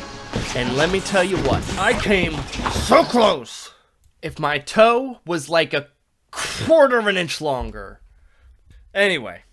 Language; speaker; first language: English; native; English